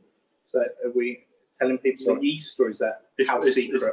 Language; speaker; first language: English; native; English